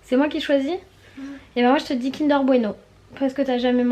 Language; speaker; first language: French; native; French